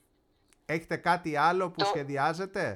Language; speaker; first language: Greek; native; Greek